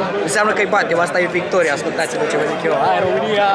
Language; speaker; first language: Romanian; native; Romanian